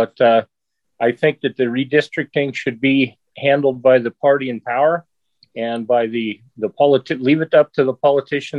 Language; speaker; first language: English; native; English